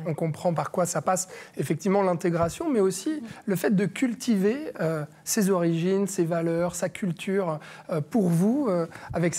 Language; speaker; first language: French; native; French